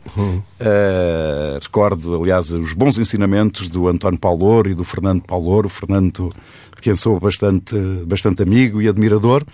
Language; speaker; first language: Portuguese; native; Portuguese